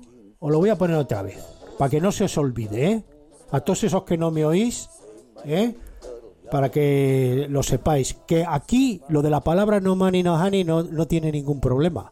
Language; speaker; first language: Spanish; native; Spanish